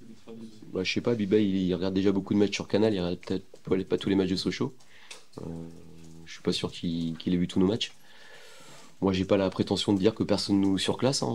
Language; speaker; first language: French; native; French